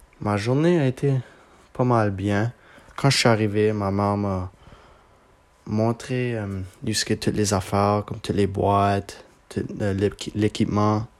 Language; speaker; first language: French; non-native, local second language; English